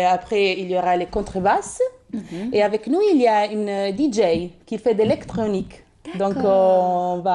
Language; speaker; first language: French; early bilingual, heritage; Italian